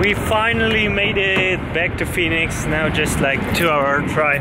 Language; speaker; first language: English; non-native, fluent; German